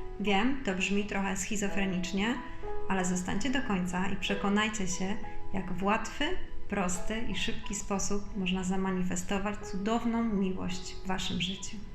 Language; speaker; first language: Polish; native; Polish